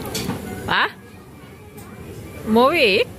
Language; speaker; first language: Danish; non-native, learner; Thai